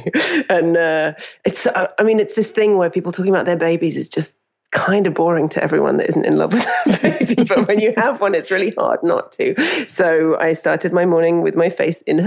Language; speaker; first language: English; native; English